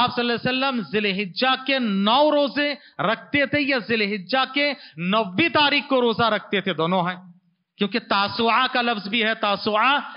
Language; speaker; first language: Urdu; native; Urdu